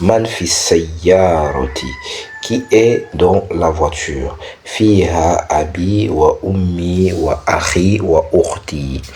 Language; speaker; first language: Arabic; non-native, fluent; French